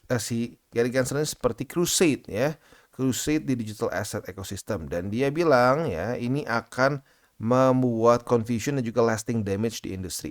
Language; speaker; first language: Indonesian; native; Indonesian